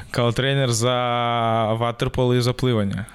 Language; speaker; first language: Serbian; non-native, learner; Russian